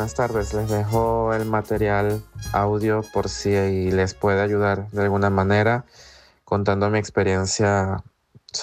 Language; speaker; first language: Spanish; native; Spanish